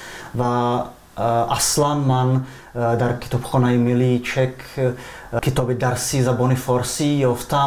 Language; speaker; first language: Persian; non-native, fluent; Czech